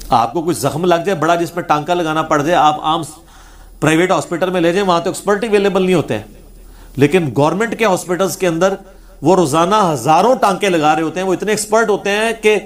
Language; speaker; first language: Urdu; non-native, local second language; Punjabi